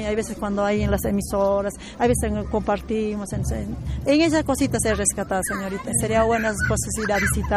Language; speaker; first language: Spanish; native; Spanish